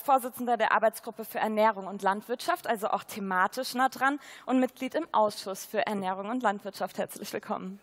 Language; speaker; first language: German; native; German